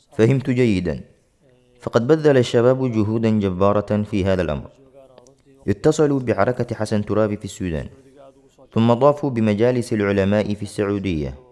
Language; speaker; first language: Arabic; non-native, local second language; Somali